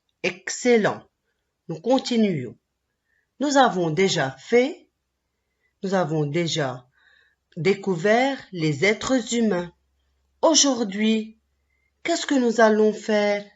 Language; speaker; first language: French; non-native, local second language; Arabic